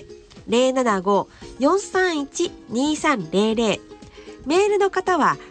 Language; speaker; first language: Japanese; native; Japanese